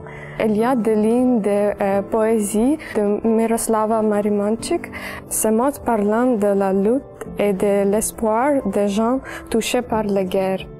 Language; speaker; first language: French; non-native, learner; Ukrainian